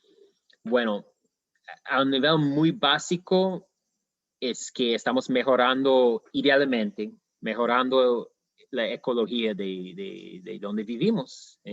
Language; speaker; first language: Spanish; non-native, fluent; English